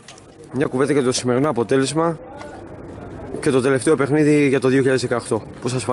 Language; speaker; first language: Greek; native; Greek